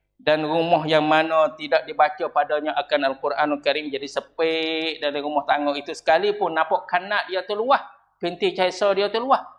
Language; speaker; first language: Malay; native; Malay